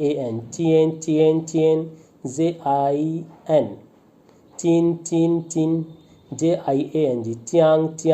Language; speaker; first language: Chinese; non-native, fluent; Hindi